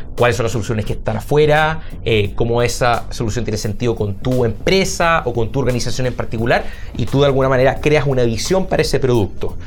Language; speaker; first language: Spanish; native; Spanish